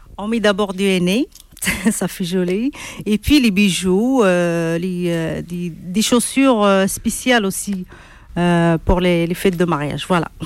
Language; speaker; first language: French; non-native, local second language; Arabic